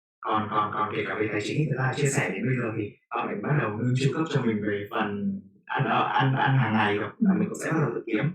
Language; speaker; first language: Vietnamese; native; Vietnamese